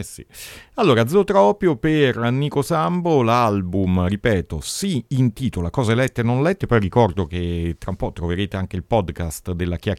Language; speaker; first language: Italian; native; Italian